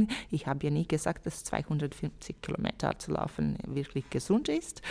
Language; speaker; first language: German; non-native, fluent; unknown